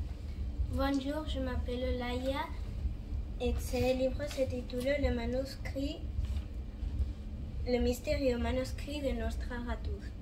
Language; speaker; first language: French; non-native, learner; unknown